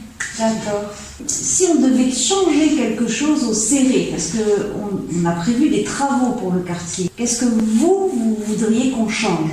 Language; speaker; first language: French; native; French